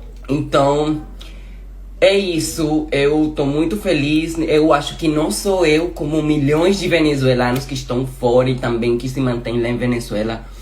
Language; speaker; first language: Portuguese; non-native, fluent; Spanish